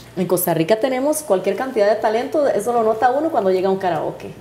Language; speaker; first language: Spanish; native; Spanish